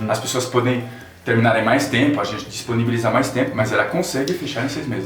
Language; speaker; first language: Portuguese; non-native, fluent; French